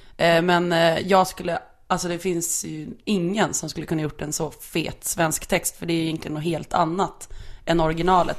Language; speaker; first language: Swedish; native; Swedish